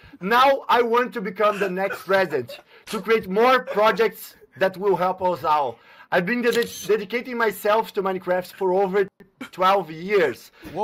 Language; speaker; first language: English; non-native, fluent; Portuguese